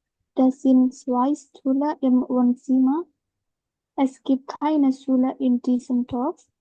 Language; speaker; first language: German; non-native, learner; Indonesian